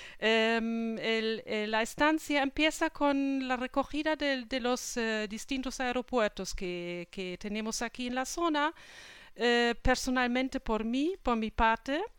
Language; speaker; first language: Spanish; non-native, fluent; German